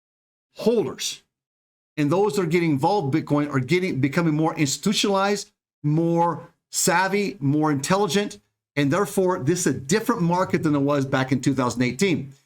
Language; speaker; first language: English; native; English